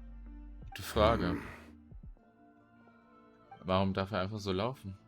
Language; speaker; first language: German; native; German